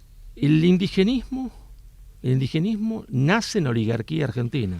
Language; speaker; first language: Spanish; native; Spanish